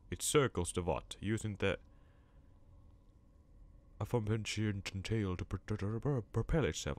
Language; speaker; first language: English; non-native, fluent; Finnish